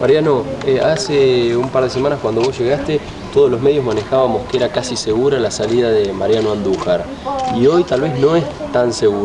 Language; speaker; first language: Spanish; native; Spanish